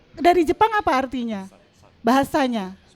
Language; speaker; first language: Indonesian; native; Indonesian